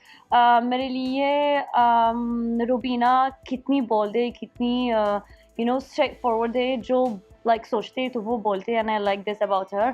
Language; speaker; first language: Hindi; non-native, learner; Arabic